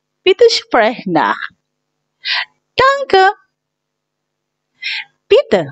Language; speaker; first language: German; non-native, fluent; Indonesian